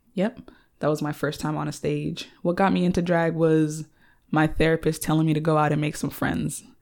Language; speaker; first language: English; early bilingual, other home language; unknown